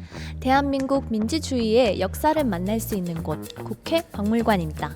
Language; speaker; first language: Korean; early bilingual, heritage; Korean